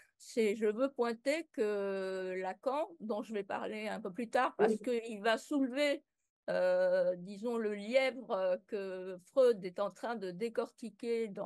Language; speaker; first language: French; native; French